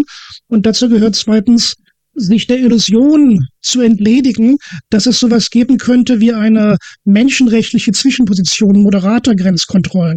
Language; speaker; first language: German; native; German